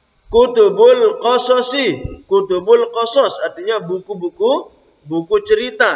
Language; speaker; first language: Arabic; non-native, fluent; Indonesian